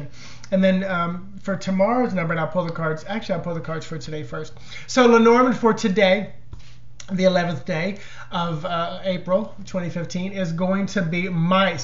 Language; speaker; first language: English; native; English